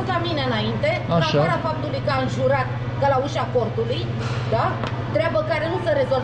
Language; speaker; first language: Romanian; native; Romanian